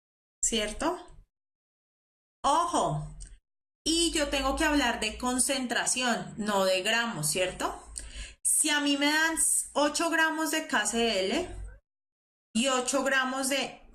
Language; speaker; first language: Spanish; native; Spanish